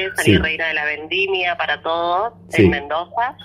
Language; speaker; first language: Spanish; native; Spanish